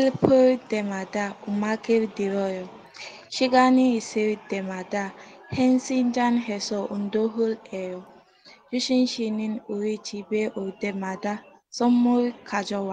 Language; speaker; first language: Korean; non-native, learner; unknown